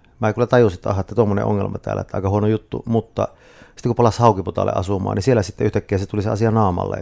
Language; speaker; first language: Finnish; native; Finnish